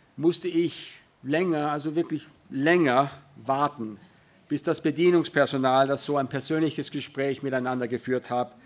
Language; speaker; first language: German; early bilingual, other home language; English